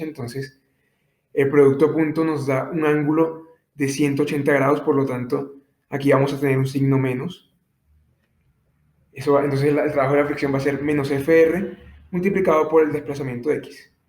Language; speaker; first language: Spanish; native; Spanish